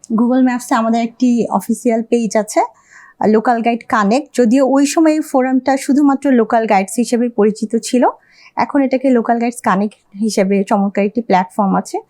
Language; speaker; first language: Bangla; early bilingual, heritage; Bangla